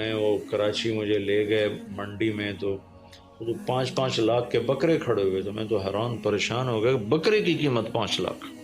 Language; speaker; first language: Urdu; non-native, local second language; Punjabi